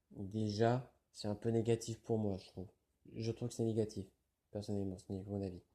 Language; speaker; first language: French; native; French